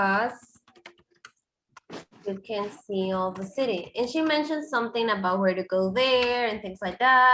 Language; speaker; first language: English; non-native, fluent; Spanish